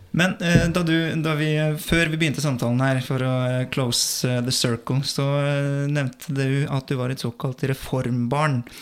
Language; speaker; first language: Norwegian; native; Norwegian